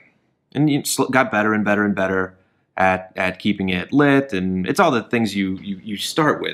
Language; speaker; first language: English; native; English